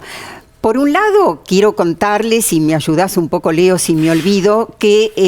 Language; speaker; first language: Spanish; native; Spanish